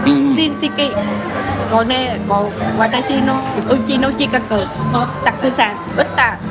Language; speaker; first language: Japanese; non-native, learner; Vietnamese